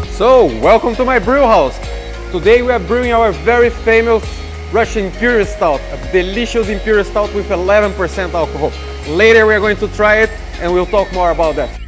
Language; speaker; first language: English; non-native, fluent; Portuguese